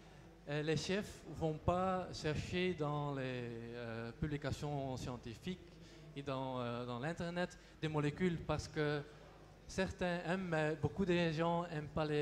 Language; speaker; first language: French; non-native, local second language; Dutch